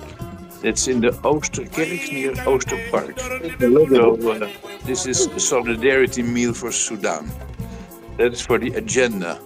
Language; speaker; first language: English; non-native, fluent; Dutch